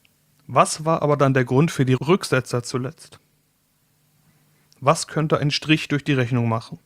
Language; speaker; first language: German; native; German